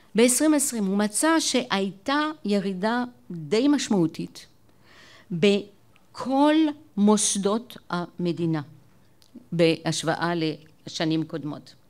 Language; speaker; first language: Hebrew; non-native, fluent; French